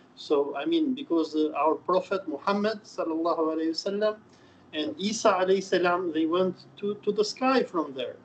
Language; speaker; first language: English; non-native, fluent; Albanian